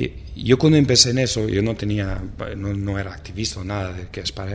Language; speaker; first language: Spanish; non-native, fluent; Portuguese